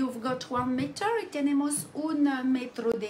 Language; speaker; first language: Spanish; non-native, learner; French